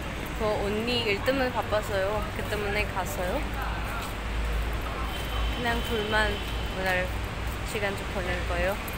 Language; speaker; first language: Korean; non-native, learner; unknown